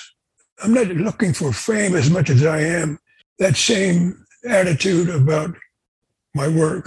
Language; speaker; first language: English; native; English